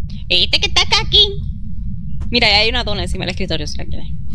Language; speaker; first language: Spanish; native; Spanish